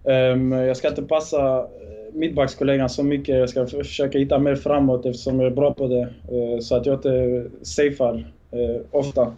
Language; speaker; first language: Swedish; early bilingual, other home language; Bosnian